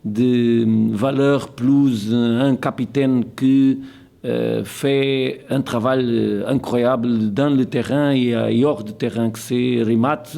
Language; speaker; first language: French; non-native, fluent; Portuguese